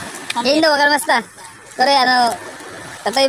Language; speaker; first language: Japanese; non-native, learner; Cebuano